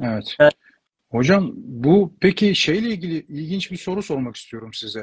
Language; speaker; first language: Turkish; native; Turkish